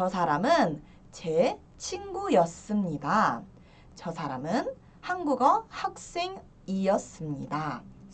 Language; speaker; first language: Korean; early bilingual, heritage; Korean